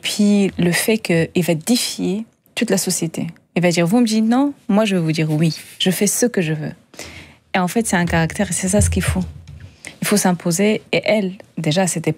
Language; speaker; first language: French; non-native, local second language; Tachelhit